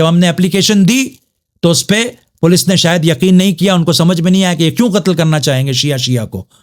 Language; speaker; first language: Urdu; native; Urdu